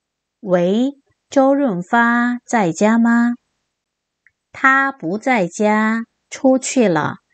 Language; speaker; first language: Chinese; non-native, fluent; Korean